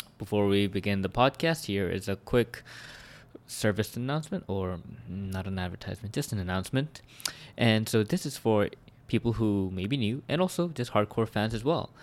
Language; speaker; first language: English; native; English